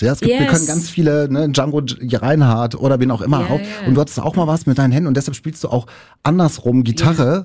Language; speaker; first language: German; native; German